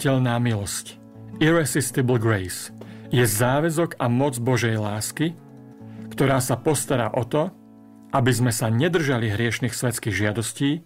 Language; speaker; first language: Slovak; native; Slovak